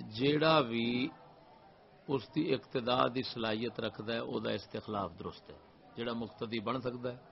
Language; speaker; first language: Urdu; non-native, local second language; Punjabi